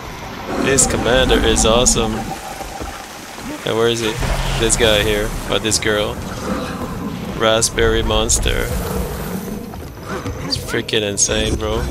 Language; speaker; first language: English; non-native, fluent; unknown